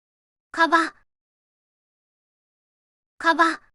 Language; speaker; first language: Japanese; native; Japanese